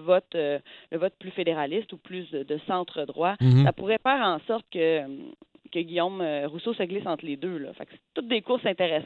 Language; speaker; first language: French; native; French